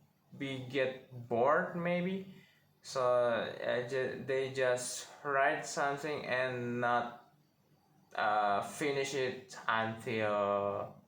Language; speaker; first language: English; non-native, learner; Indonesian